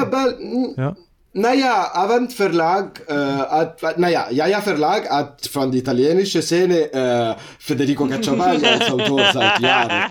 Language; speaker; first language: German; non-native, learner; Italian